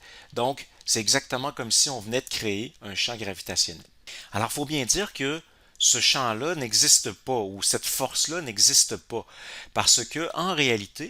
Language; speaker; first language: French; native; French